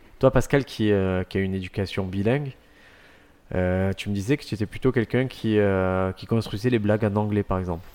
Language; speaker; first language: French; native; French